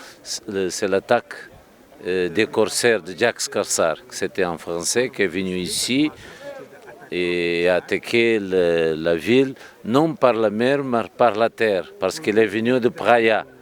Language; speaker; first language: French; non-native, fluent; Kabuverdianu